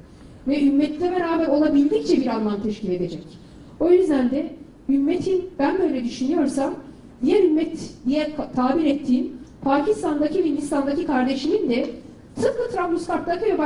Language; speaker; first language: Turkish; native; Turkish